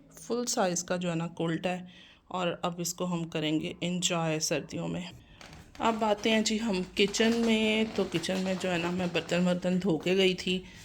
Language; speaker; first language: Urdu; non-native, local second language; Punjabi